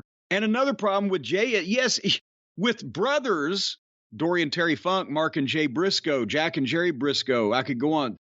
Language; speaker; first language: English; native; English